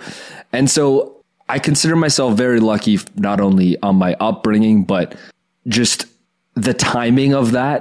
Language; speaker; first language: English; native; English